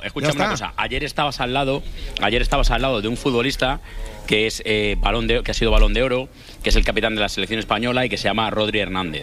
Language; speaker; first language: Spanish; native; Spanish